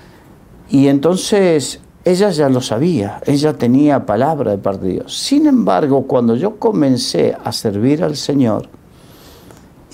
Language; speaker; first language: Spanish; native; Spanish